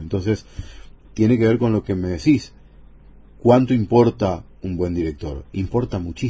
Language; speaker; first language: Spanish; native; Spanish